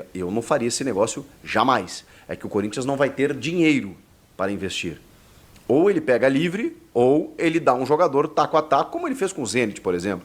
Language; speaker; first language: Portuguese; native; Portuguese